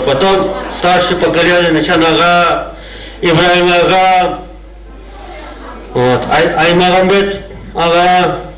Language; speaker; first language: Russian; non-native, local second language; Kara-Kalpak